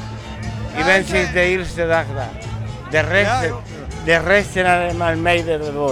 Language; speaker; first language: Dutch; non-native, learner; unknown